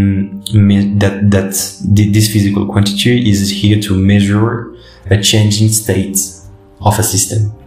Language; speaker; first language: English; non-native, fluent; French